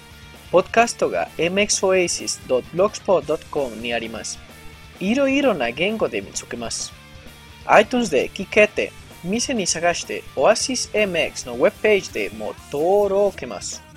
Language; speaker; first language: Japanese; non-native, learner; Spanish